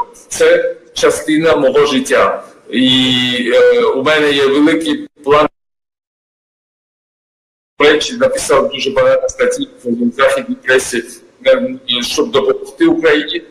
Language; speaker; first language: Ukrainian; non-native, fluent; Georgian